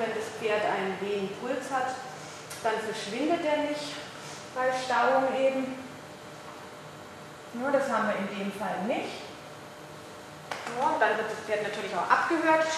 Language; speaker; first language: German; native; German